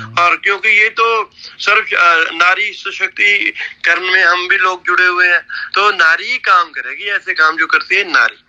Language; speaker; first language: Hindi; non-native, local second language; Punjabi